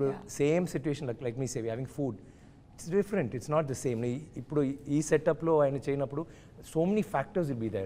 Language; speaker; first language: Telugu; non-native, learner; Tamil